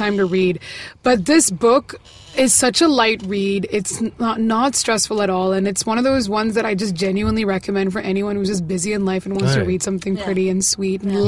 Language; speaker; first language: English; non-native, local second language; Malayalam